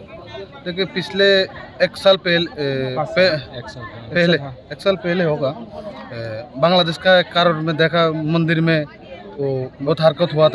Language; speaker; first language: Hindi; non-native, local second language; Bangla